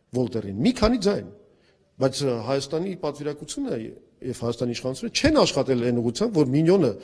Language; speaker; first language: Armenian; native; Armenian